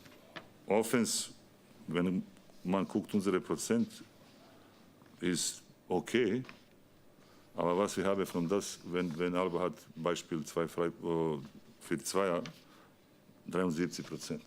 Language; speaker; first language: German; non-native, learner; Bosnian